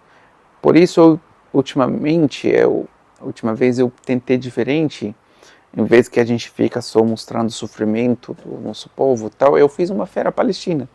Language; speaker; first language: Portuguese; non-native, fluent; Arabic